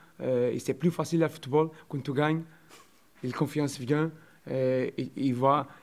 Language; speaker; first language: French; non-native, learner; Portuguese